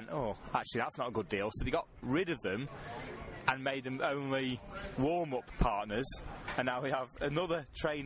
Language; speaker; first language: English; native; English